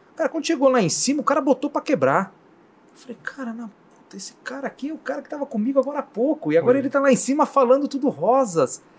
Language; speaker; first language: Portuguese; native; Portuguese